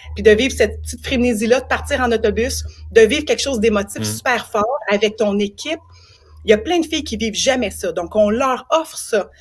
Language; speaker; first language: French; native; French